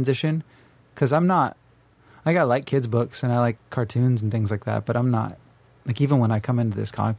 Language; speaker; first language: English; native; English